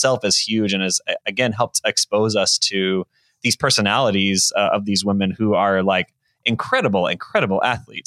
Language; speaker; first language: English; native; English